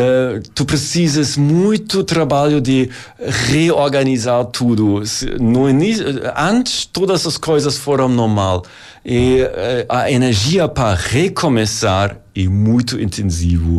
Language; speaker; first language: Portuguese; non-native, learner; German